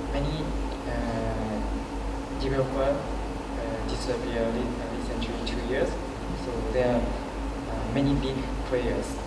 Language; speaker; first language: English; non-native, learner; Japanese